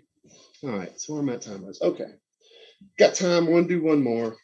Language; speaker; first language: English; native; English